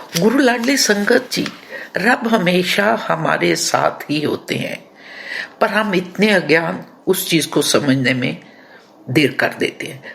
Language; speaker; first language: Hindi; non-native, local second language; Punjabi